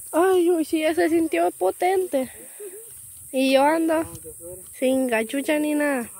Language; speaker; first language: Spanish; native; Spanish